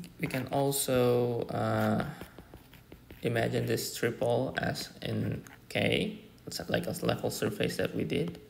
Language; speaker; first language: English; non-native, fluent; Indonesian